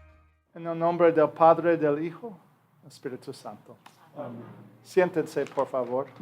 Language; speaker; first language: Spanish; non-native, fluent; English